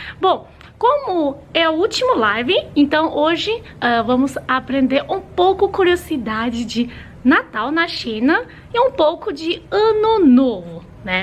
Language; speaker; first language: Portuguese; non-native, fluent; Chinese